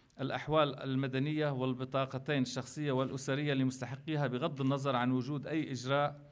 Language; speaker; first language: Arabic; native; Arabic